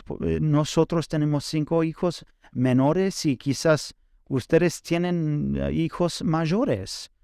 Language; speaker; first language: Spanish; non-native, fluent; English